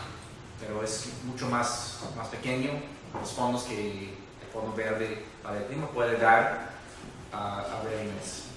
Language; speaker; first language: Spanish; non-native, fluent; English